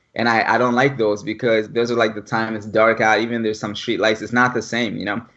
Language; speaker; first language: English; early bilingual, other home language; French